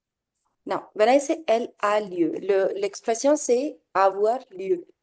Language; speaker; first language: French; non-native, fluent; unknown